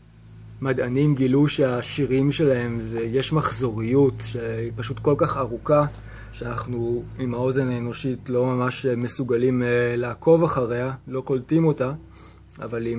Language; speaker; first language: Hebrew; native; Hebrew